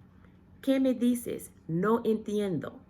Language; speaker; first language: Spanish; non-native, fluent; English